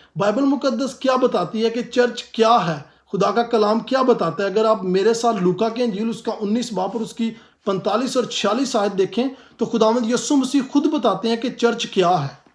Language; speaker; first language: Urdu; non-native, local second language; Punjabi